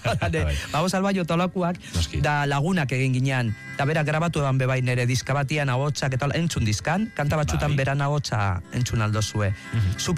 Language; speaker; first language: Basque; native; Basque